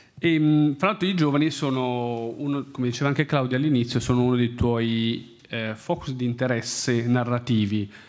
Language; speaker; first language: Italian; native; Italian